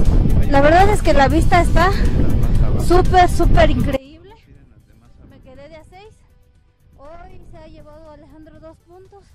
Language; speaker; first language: Spanish; native; Spanish